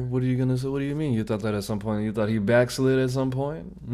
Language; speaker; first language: English; native; English